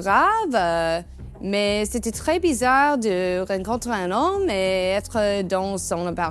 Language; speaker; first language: French; non-native, learner; English